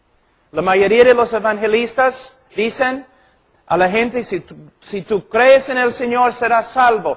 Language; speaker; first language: Spanish; non-native, fluent; English